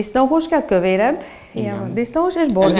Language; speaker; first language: Hungarian; native; Hungarian